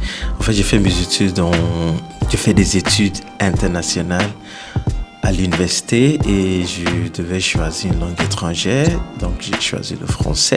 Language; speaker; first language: French; non-native, fluent; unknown